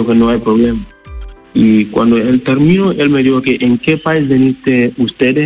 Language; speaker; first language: Spanish; non-native, learner; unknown